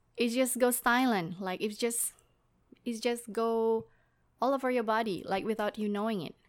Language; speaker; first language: English; non-native, fluent; Indonesian